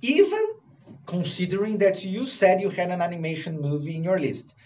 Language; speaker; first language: English; non-native, fluent; Portuguese